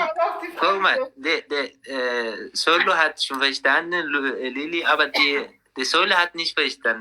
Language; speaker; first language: German; non-native, learner; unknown